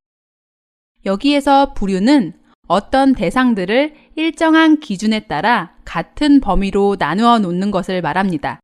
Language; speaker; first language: Korean; native; Korean